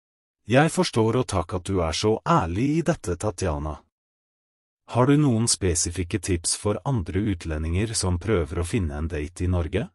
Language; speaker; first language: Norwegian; non-native, fluent; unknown